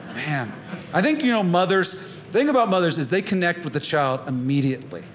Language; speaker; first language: English; native; English